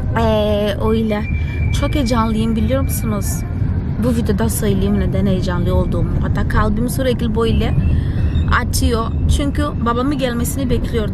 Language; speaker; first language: Turkish; non-native, fluent; Portuguese